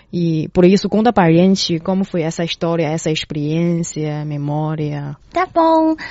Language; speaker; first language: Portuguese; non-native, fluent; Chinese